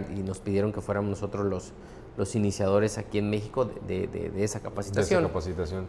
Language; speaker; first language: Spanish; native; Spanish